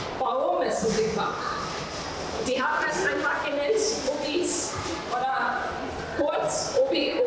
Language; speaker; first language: German; non-native, fluent; English